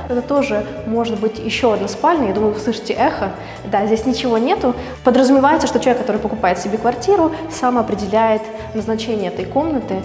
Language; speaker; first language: Russian; native; Russian